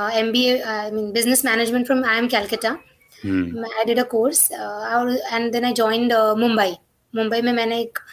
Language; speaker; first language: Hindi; non-native, local second language; Marathi